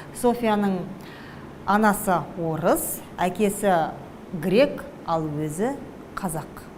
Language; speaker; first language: Kazakh; native; Kazakh